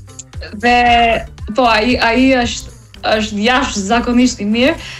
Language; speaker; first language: Albanian; non-native, learner; English